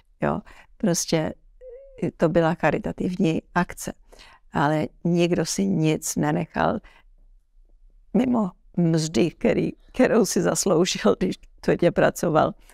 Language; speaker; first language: Czech; early bilingual, heritage; Czech